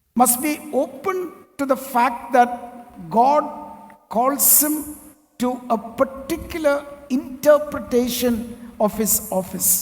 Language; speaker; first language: English; non-native, local second language; Malayalam